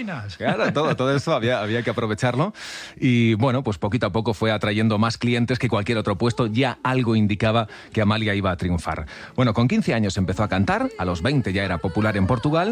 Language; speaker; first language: Spanish; native; Spanish